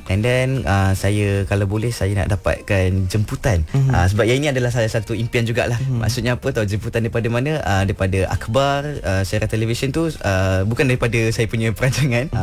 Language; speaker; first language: Malay; native; Malay